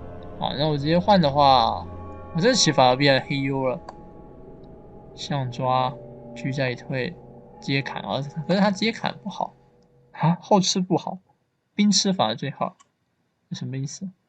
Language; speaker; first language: Chinese; native; Chinese